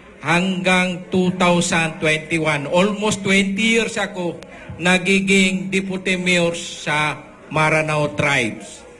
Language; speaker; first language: Filipino; non-native, local second language; Maranao